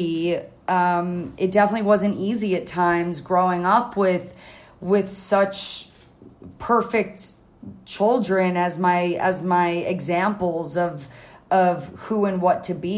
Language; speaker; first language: English; native; English